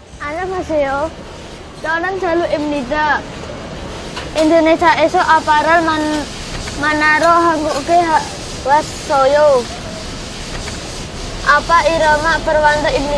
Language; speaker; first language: Korean; non-native, learner; Indonesian